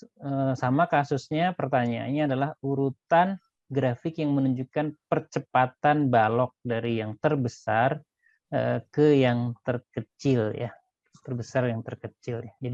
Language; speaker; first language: Indonesian; native; Indonesian